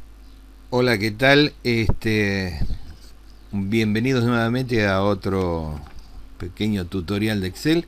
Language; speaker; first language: Spanish; native; Spanish